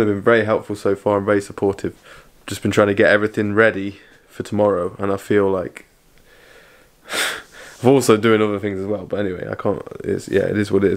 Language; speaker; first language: English; native; English